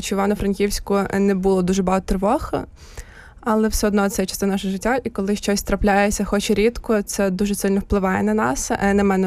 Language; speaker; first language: Ukrainian; native; Ukrainian